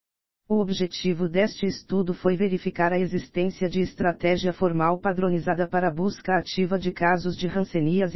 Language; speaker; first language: Portuguese; native; Portuguese